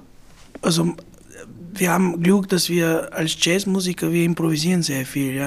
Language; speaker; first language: German; non-native, fluent; Bulgarian